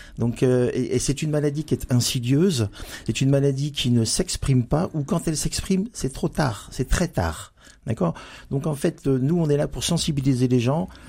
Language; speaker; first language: French; native; French